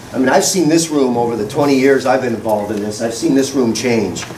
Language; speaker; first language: English; native; English